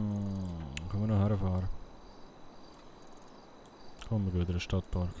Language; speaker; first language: German; native; German